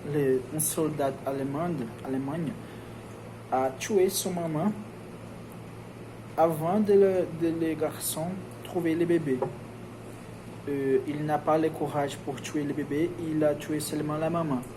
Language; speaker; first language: French; non-native, learner; Portuguese